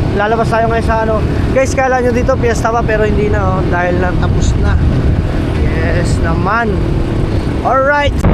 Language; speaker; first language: Filipino; native; Filipino